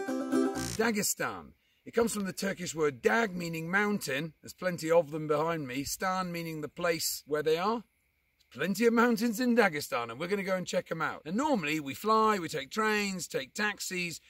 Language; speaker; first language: English; native; English